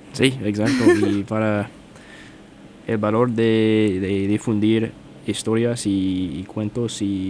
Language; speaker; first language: Spanish; non-native, fluent; English